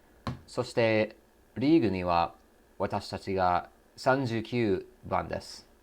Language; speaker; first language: Japanese; non-native, learner; English